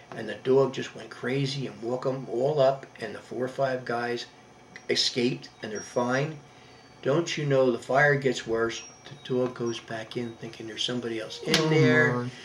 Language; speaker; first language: English; native; English